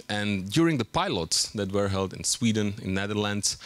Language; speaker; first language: English; non-native, fluent; Czech